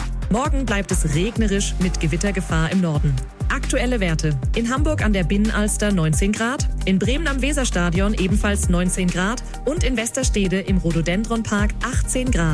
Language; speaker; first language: German; native; German